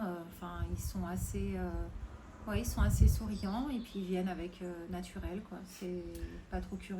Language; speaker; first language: French; native; French